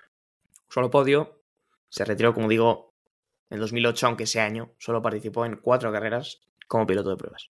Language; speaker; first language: Spanish; native; Spanish